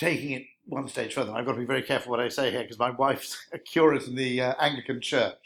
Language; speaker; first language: English; native; English